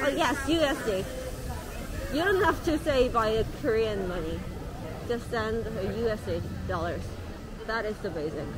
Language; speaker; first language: English; non-native, fluent; Korean